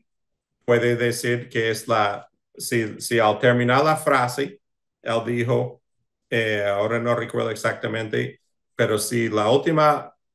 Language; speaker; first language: Spanish; non-native, fluent; English